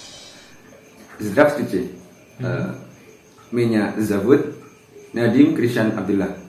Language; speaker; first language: Russian; non-native, learner; Indonesian